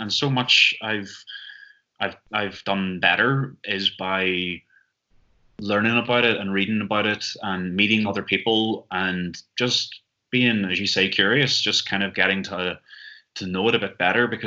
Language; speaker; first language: English; native; English